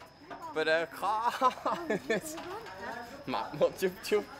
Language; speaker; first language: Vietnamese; non-native, learner; English